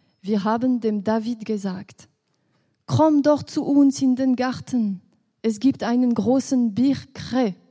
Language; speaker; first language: German; non-native, local second language; French